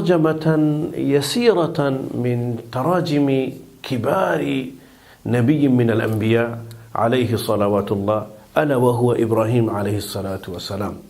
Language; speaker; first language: Arabic; non-native, fluent; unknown